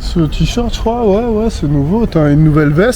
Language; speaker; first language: French; native; French